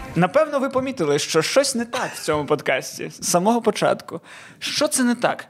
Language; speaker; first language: Ukrainian; non-native, local second language; Russian